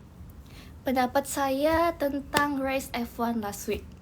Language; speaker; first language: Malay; non-native, learner; Indonesian